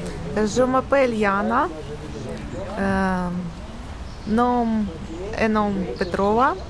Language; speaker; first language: French; non-native, learner; Spanish